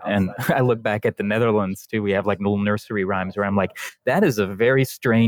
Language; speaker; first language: English; non-native, fluent; Dutch